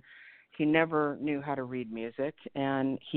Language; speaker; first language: English; native; English